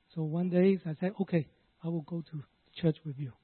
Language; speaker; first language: English; non-native, local second language; Cantonese